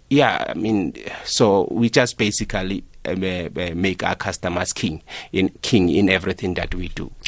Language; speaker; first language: English; non-native, local second language; Northern Sotho